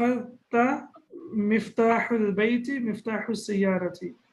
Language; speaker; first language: Arabic; non-native, fluent; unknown